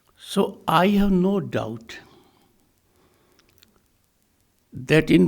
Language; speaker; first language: English; non-native, local second language; Hindi